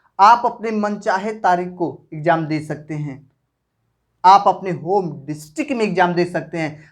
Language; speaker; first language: Hindi; native; Hindi